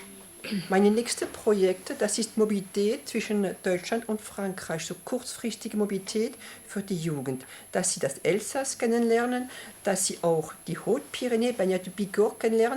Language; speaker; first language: German; early bilingual, heritage; French